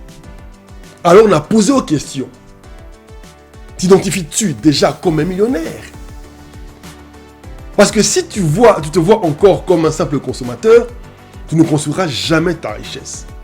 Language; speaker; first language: French; non-native, local second language; Lingala